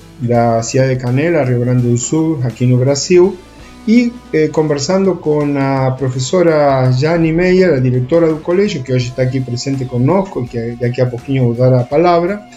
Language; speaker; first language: Portuguese; non-native, fluent; Spanish